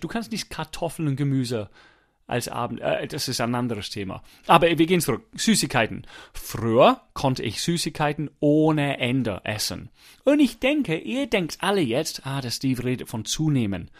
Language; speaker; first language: German; non-native, fluent; English